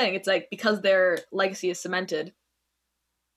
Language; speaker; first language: English; native; English